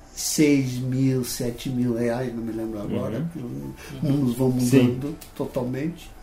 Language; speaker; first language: Portuguese; non-native, fluent; Dutch